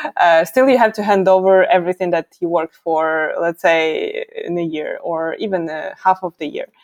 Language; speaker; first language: English; non-native, fluent; Ukrainian